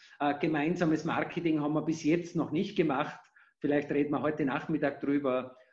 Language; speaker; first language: German; native; German